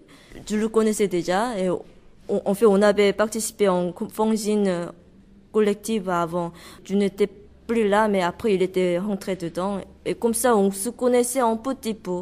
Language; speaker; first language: French; non-native, learner; Korean